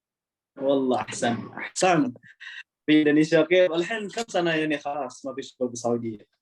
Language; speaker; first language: Arabic; non-native, fluent; Indonesian